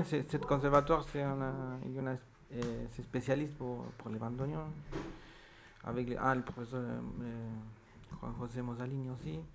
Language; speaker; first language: French; non-native, learner; Spanish